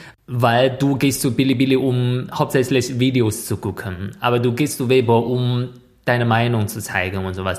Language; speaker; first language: German; non-native, fluent; Chinese